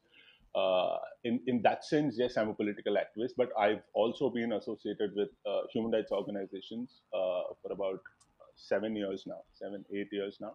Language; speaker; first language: English; non-native, local second language; Telugu